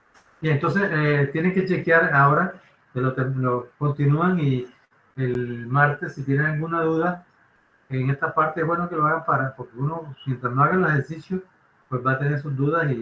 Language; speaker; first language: Spanish; native; Spanish